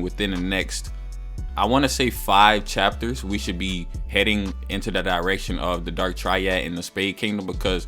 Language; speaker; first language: English; native; English